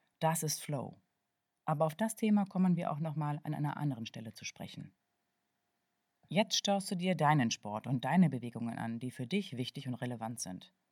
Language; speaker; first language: German; native; German